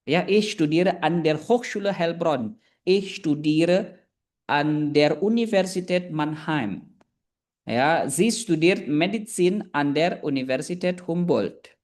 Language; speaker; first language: German; non-native, fluent; Indonesian